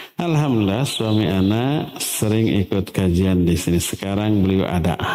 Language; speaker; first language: Indonesian; native; Indonesian